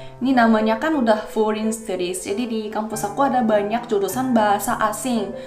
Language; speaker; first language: Indonesian; non-native, fluent; Korean